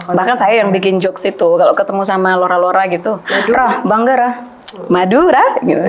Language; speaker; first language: Indonesian; non-native, local second language; Madurese